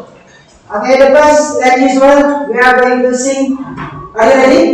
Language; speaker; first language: English; non-native, learner; Indonesian